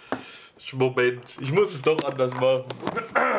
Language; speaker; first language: German; native; German